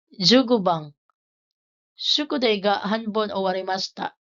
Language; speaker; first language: Japanese; non-native, fluent; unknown